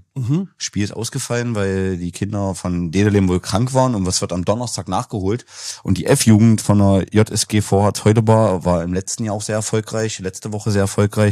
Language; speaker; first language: German; native; German